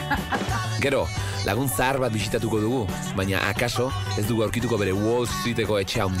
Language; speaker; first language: Basque; native; Basque